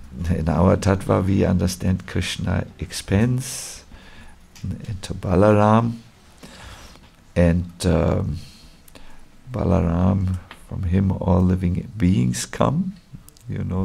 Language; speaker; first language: English; non-native, fluent; German